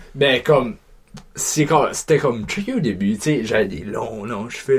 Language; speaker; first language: French; native; French